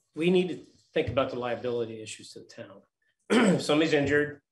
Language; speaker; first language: English; native; English